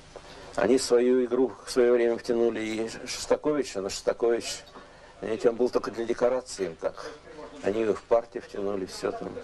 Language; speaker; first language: Russian; native; Russian